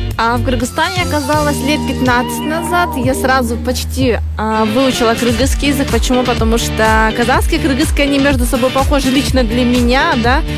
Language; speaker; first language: Russian; native; Russian